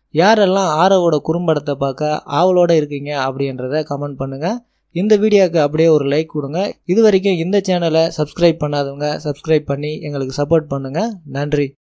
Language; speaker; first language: Tamil; native; Tamil